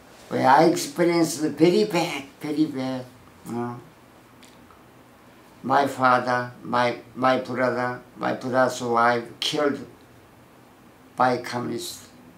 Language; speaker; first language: English; non-native, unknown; Korean